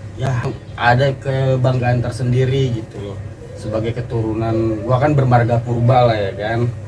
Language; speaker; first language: Indonesian; native; Indonesian